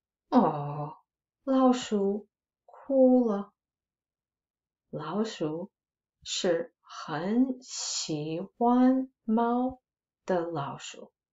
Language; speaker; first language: Chinese; non-native, fluent; English